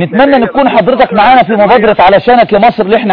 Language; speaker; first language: Arabic; native; Arabic